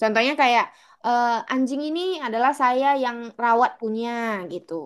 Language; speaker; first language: Indonesian; native; Indonesian